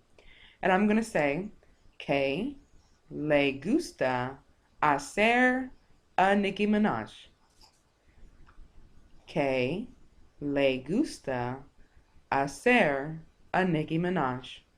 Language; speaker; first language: Spanish; non-native, fluent; English